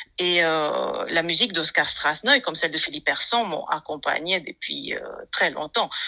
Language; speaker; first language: French; non-native, fluent; Romanian